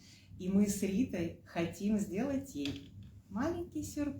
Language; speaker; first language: Russian; native; Russian